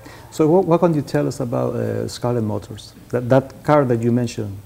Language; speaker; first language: English; non-native, fluent; Spanish